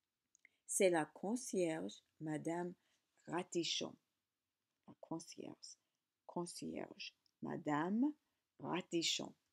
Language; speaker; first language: French; non-native, learner; English